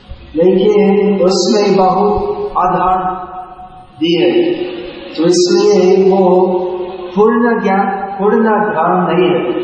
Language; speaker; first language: Hindi; non-native, learner; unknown